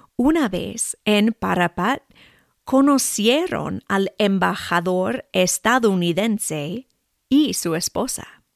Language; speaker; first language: Spanish; non-native, fluent; English